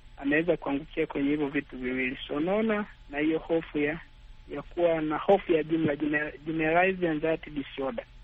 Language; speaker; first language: Swahili; native; Swahili